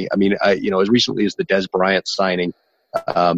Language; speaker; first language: English; native; English